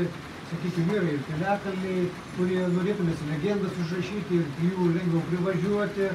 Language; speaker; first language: Lithuanian; native; Lithuanian